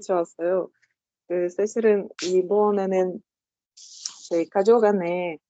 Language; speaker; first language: Korean; non-native, learner; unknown